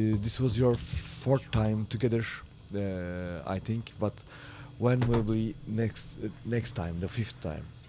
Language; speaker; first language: English; non-native, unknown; Turkish